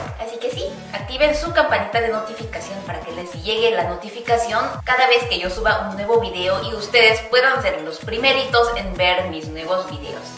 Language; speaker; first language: Spanish; non-native, fluent; Korean